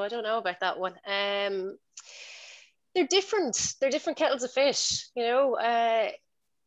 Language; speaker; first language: English; native; English